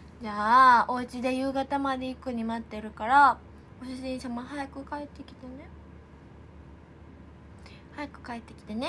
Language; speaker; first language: Japanese; native; Japanese